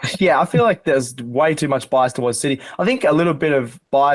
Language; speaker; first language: English; native; English